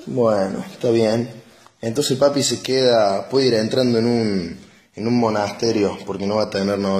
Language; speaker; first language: Spanish; native; Spanish